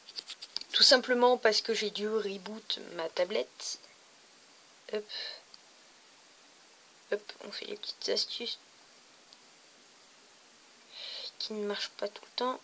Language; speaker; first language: French; native; French